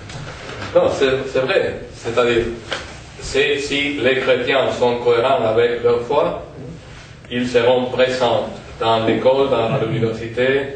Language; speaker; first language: French; non-native, fluent; Spanish